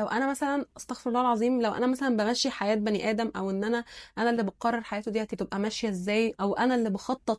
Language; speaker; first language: Arabic; native; Arabic